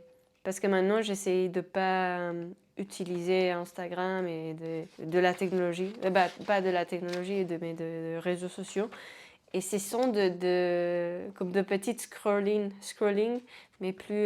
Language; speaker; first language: French; non-native, fluent; Spanish